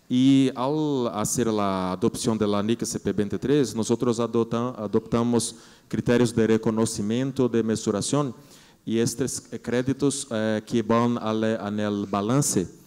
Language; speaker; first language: Spanish; non-native, learner; Portuguese